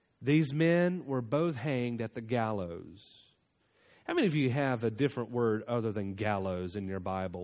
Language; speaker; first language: English; native; English